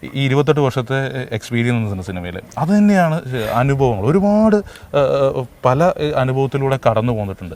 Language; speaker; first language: Malayalam; native; Malayalam